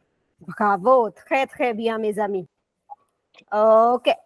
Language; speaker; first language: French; non-native, fluent; Hindi